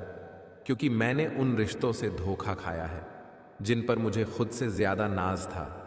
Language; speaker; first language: Hindi; native; Hindi